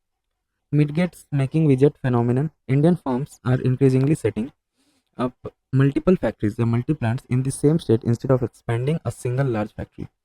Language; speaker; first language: English; non-native, local second language; Hindi